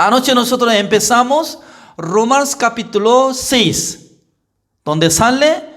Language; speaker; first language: Spanish; non-native, fluent; Korean